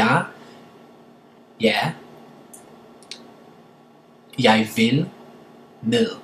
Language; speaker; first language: Danish; non-native, learner; English